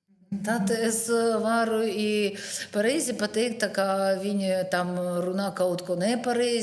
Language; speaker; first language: Latvian; non-native, learner; Russian